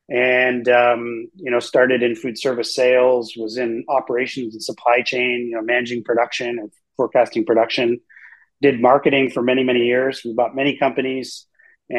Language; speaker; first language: English; native; English